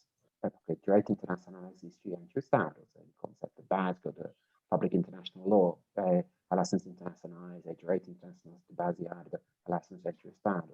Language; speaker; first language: Portuguese; non-native, learner; English